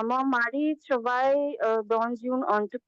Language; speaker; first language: French; non-native, learner; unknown